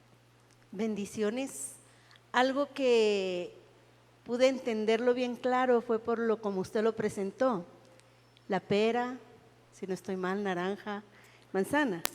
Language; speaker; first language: Spanish; native; Spanish